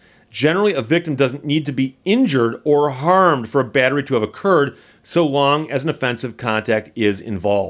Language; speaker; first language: English; native; English